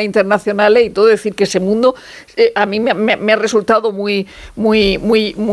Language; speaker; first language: Spanish; native; Spanish